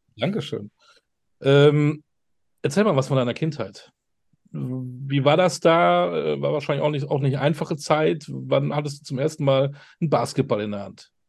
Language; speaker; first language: German; native; German